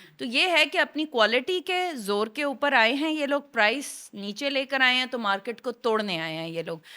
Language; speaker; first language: Urdu; non-native, local second language; Saraiki